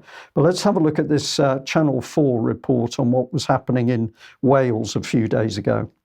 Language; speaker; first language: English; native; English